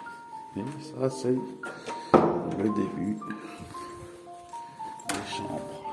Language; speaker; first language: French; non-native, fluent; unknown